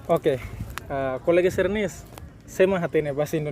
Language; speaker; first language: Indonesian; non-native, local second language; Tetum